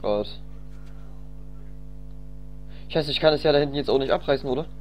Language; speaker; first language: German; native; German